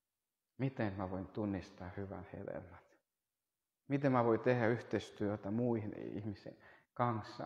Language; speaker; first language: Finnish; non-native, fluent; Spanish